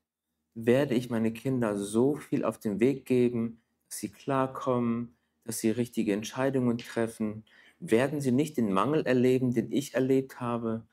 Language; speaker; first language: German; native; German